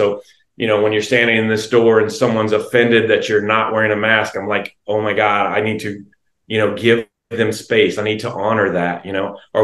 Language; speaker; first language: English; native; English